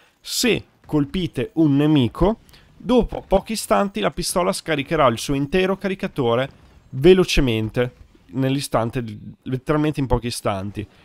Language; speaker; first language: Italian; native; Italian